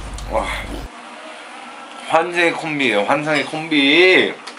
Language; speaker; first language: Korean; early bilingual, heritage; Korean